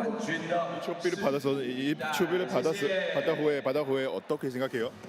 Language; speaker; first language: Korean; non-native, learner; Chinese